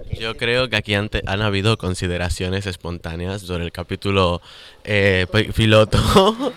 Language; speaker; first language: Spanish; native; Spanish